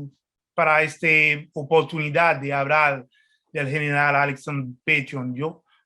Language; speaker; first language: Spanish; non-native, fluent; French